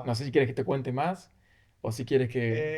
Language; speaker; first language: Spanish; native; Spanish